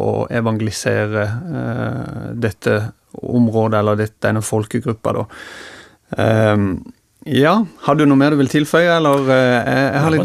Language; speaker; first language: Norwegian; native; Norwegian